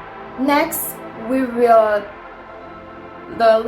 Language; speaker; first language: English; non-native, fluent; Indonesian